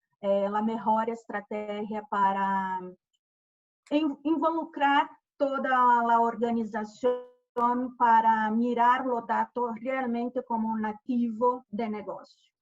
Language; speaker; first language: Spanish; non-native, fluent; Portuguese